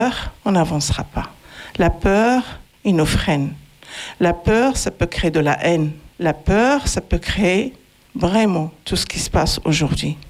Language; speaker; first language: French; non-native, fluent; Arabic